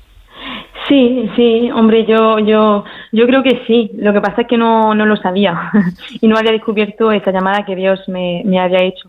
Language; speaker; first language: Spanish; early bilingual, heritage; Spanish